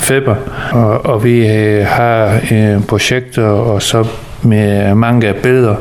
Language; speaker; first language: Danish; early bilingual, other home language; Persian